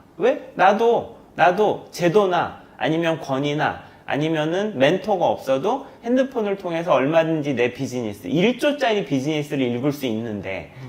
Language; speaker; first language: Korean; native; Korean